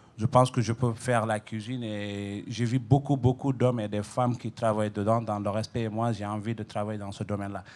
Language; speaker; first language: French; non-native, local second language; Fula